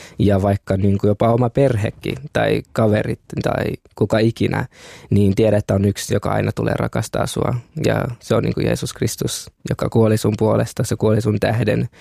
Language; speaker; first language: Finnish; early bilingual, other home language; Kinyarwanda